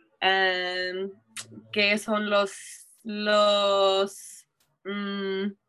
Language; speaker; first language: Spanish; non-native, learner; English